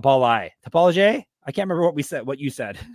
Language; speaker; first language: English; native; English